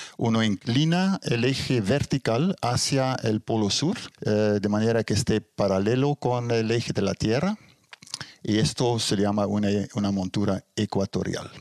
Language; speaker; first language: Spanish; non-native, fluent; Dutch